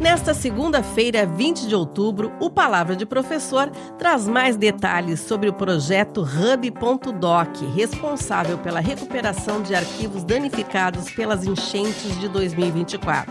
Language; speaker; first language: Portuguese; native; Portuguese